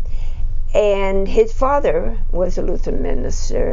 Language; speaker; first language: English; native; English